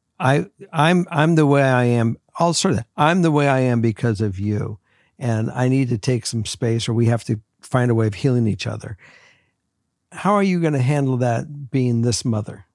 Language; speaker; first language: English; native; English